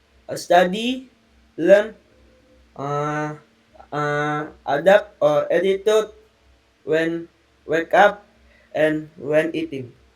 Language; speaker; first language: English; non-native, learner; Indonesian